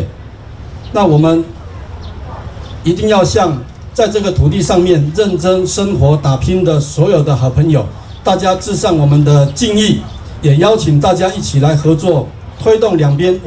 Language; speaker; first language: Chinese; native; Chinese